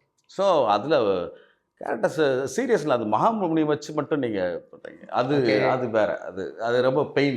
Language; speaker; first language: Tamil; native; Tamil